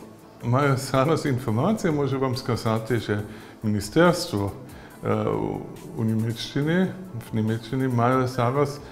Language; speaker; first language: Ukrainian; non-native, learner; German